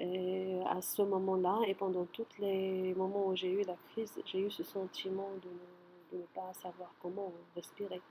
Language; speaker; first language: French; non-native, fluent; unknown